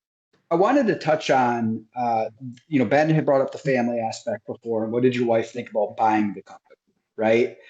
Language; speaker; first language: English; native; English